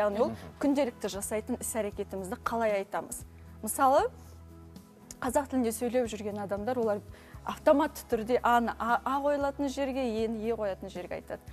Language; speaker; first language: Kazakh; non-native, local second language; Uzbek